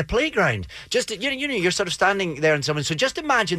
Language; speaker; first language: English; native; English